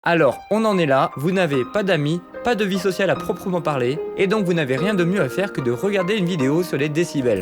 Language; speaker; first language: French; native; French